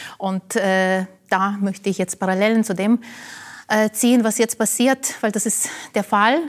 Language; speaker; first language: German; non-native, fluent; Ukrainian